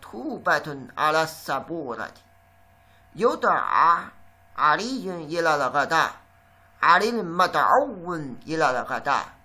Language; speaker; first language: Arabic; non-native, fluent; Chinese